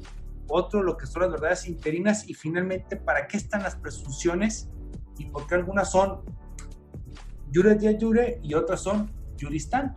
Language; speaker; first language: Spanish; native; Spanish